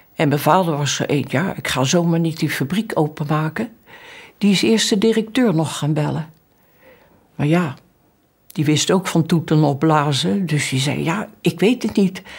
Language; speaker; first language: Dutch; native; Dutch